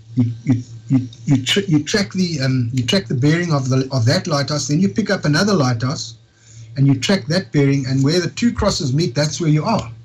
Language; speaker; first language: English; native; English